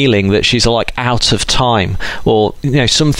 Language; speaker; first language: English; native; English